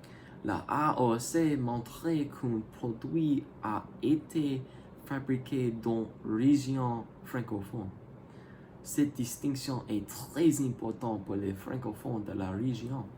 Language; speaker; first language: French; non-native, learner; English